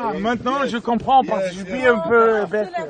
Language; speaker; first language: French; non-native, fluent; German